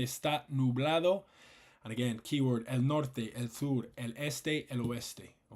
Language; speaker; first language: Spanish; non-native, fluent; English